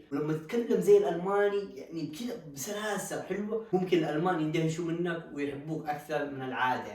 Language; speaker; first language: Arabic; native; Arabic